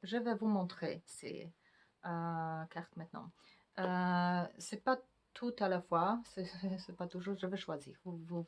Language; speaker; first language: French; non-native, fluent; Polish